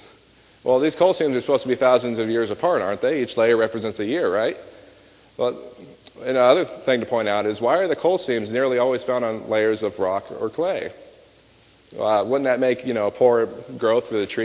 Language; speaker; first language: English; native; English